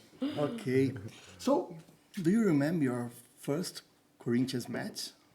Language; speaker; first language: English; non-native, learner; Portuguese